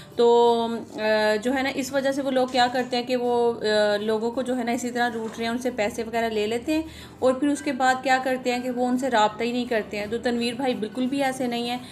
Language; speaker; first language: Urdu; native; Urdu